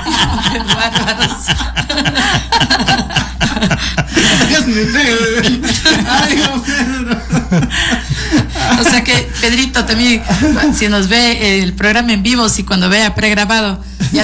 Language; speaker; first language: Spanish; native; Spanish